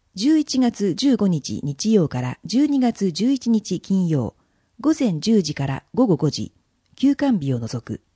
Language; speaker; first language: Japanese; native; Japanese